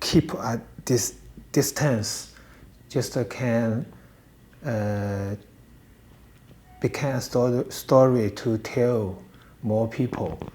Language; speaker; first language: English; non-native, learner; Chinese